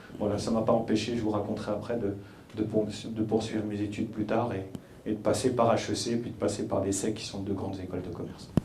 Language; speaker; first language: French; early bilingual, other home language; Arabic